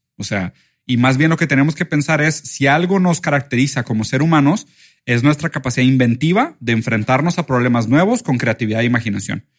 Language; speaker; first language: Spanish; early bilingual, other home language; Portuguese